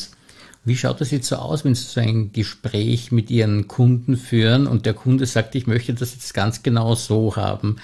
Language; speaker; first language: German; native; German